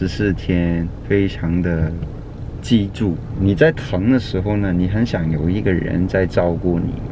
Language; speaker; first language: Chinese; non-native, local second language; Cantonese